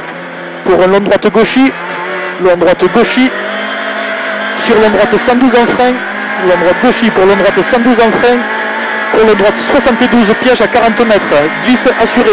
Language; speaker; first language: French; native; French